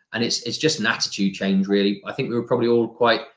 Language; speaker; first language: English; native; English